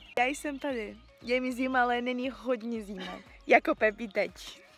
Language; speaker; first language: Czech; non-native, learner; Portuguese